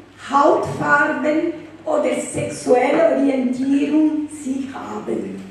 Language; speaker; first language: German; non-native, fluent; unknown